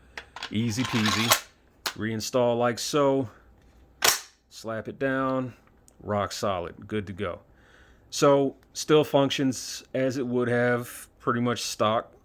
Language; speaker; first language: English; native; English